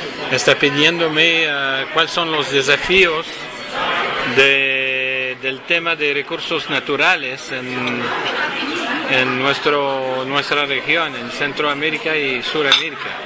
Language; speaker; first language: Spanish; non-native, fluent; French